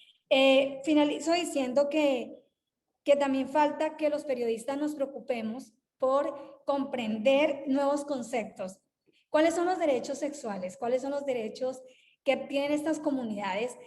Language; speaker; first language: Spanish; native; Spanish